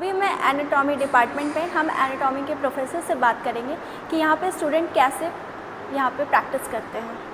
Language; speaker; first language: Hindi; native; Hindi